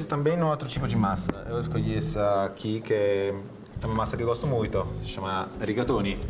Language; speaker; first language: Portuguese; non-native, fluent; Italian